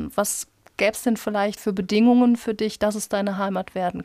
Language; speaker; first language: German; native; German